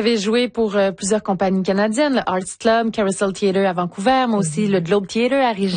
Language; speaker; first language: French; native; French